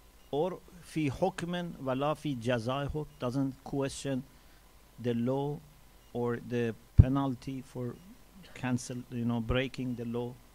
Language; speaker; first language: English; non-native, fluent; Persian